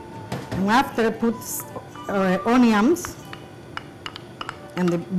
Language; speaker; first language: English; non-native, learner; Spanish